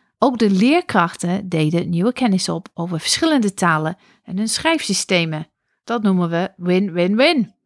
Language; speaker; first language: Dutch; non-native, fluent; English